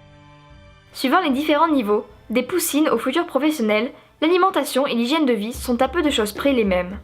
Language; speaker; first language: French; native; French